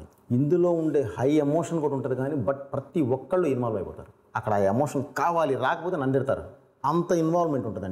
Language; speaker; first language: Telugu; native; Telugu